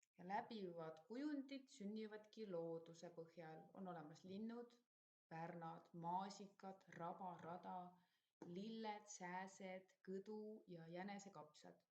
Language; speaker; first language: Estonian; native; Estonian